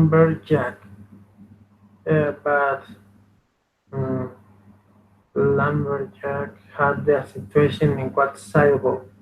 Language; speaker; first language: English; non-native, learner; Spanish